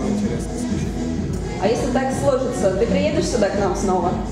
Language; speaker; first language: Russian; native; Russian